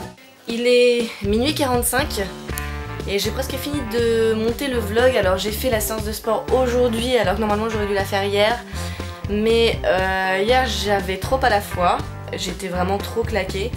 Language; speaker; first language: French; native; French